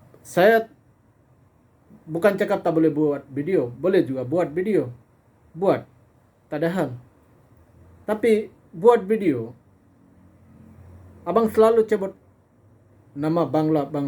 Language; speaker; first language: Indonesian; non-native, fluent; Bangla